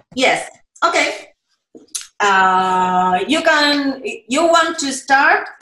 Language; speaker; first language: English; non-native, learner; Spanish